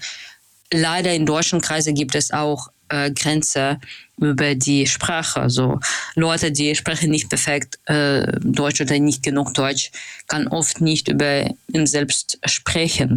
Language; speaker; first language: German; non-native, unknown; Russian